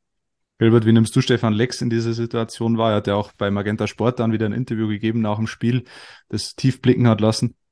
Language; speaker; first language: German; native; German